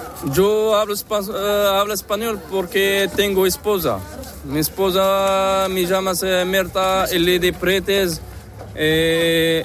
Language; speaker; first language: Spanish; non-native, learner; Arabic